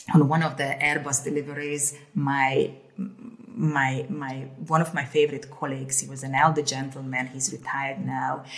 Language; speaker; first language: English; early bilingual, other home language; Hungarian